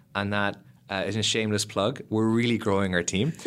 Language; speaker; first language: English; native; English